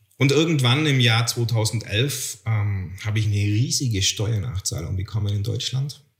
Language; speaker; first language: German; native; German